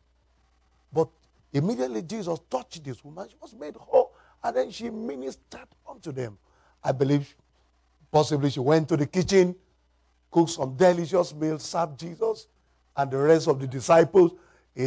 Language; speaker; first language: English; non-native, local second language; Yoruba